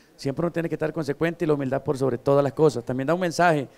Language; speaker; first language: Spanish; native; Spanish